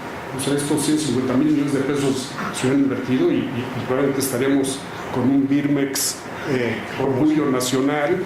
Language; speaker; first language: Spanish; native; Spanish